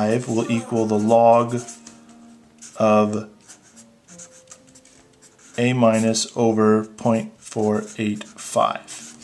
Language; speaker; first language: English; native; English